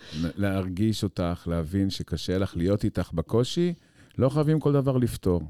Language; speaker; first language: Hebrew; native; Hebrew